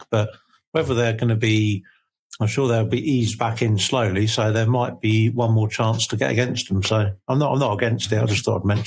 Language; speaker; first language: English; native; English